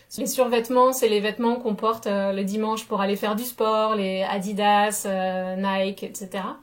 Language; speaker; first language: French; native; French